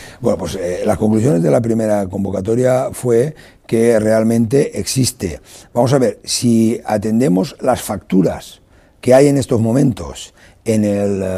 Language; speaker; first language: Spanish; non-native, local second language; Catalan